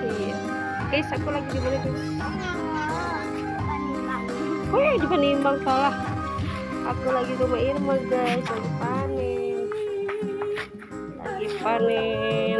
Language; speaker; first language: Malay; non-native, local second language; Sundanese